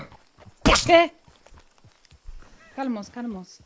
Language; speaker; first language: Spanish; non-native, learner; French